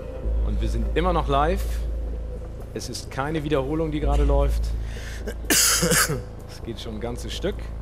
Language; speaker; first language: German; native; German